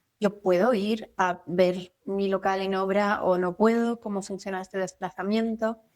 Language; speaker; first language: Spanish; non-native, fluent; French